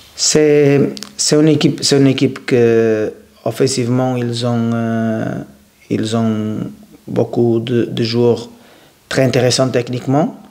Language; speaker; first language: French; non-native, learner; Portuguese